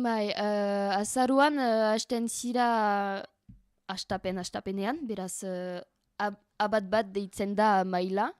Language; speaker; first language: Basque; non-native, learner; French